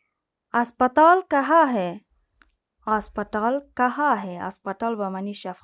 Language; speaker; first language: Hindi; non-native, fluent; Persian